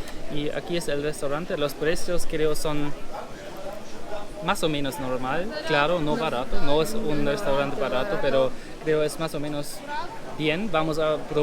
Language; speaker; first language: Spanish; non-native, learner; German